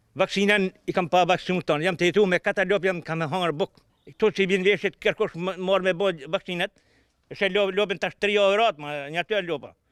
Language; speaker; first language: Albanian; native; Albanian